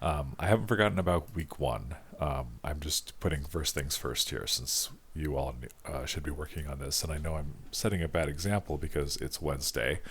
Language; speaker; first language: English; native; English